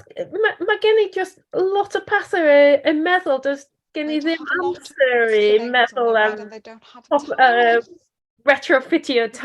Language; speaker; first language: Welsh; non-native, learner; English